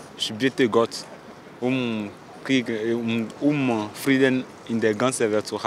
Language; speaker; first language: German; non-native, learner; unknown